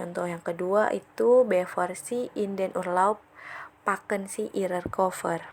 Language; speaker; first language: German; non-native, fluent; Indonesian